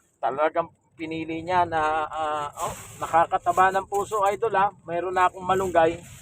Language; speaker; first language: Filipino; native; Filipino